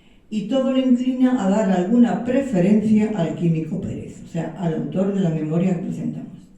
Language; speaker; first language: Spanish; native; Spanish